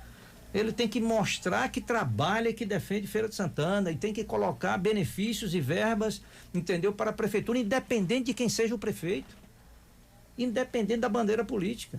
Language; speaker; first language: Portuguese; native; Portuguese